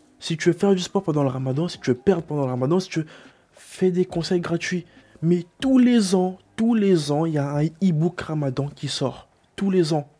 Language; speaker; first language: French; native; French